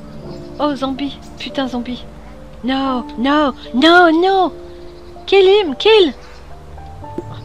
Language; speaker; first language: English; non-native, learner; French